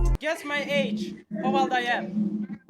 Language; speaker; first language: English; non-native, learner; Turkish